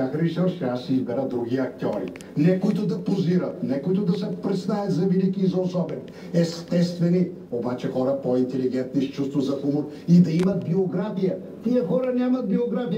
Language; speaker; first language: Bulgarian; native; Bulgarian